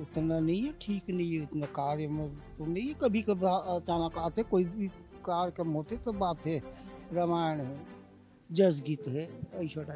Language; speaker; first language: Hindi; non-native, local second language; Chhattisgarhi